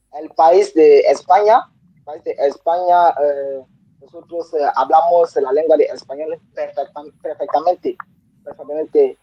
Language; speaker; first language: Spanish; non-native, learner; French